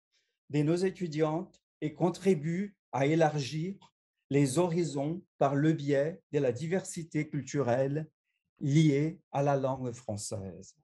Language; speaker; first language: French; non-native, fluent; Portuguese